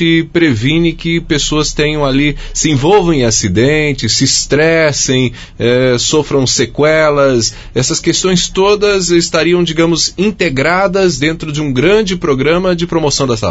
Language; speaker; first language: Portuguese; native; Portuguese